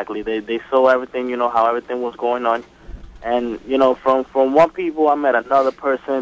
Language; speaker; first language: English; early bilingual, other home language; Spanish